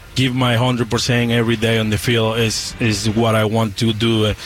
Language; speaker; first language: English; non-native, learner; Spanish